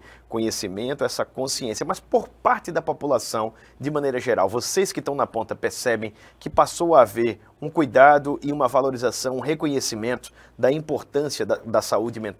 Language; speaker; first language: Portuguese; native; Portuguese